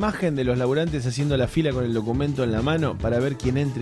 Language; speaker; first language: Spanish; native; Spanish